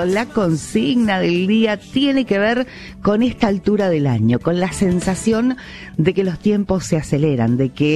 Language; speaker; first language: Spanish; native; Spanish